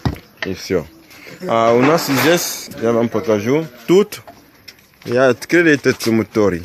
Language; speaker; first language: Russian; non-native, learner; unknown